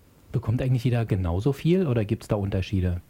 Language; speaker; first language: German; native; German